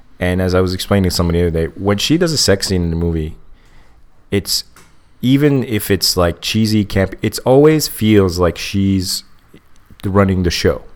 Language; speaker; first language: English; native; English